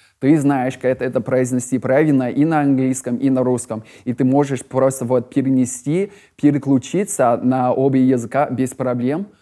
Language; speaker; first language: Russian; non-native, fluent; English